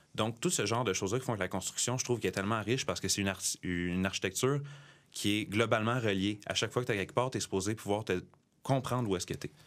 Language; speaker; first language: French; native; French